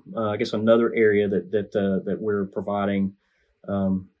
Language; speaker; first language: English; native; English